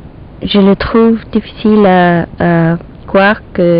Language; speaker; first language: French; non-native, learner; English